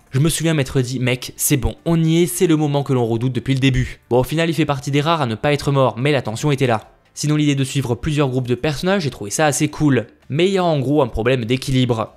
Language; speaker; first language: French; native; French